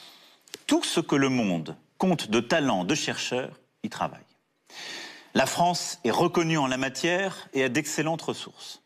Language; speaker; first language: French; native; French